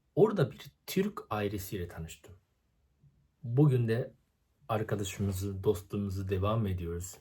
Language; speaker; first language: Turkish; non-native, fluent; Japanese